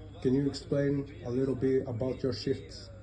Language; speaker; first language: English; non-native, learner; Portuguese